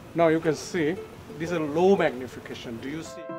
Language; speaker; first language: English; native; English